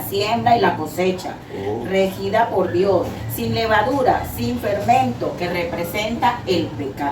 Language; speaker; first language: Spanish; native; Spanish